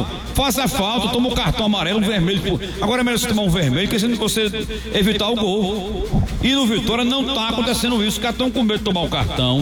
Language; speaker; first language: Portuguese; native; Portuguese